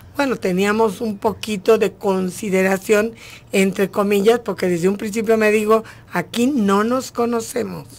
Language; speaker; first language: Spanish; native; Spanish